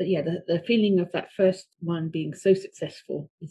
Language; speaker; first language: English; native; English